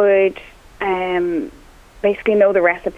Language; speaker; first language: English; non-native, local second language; Irish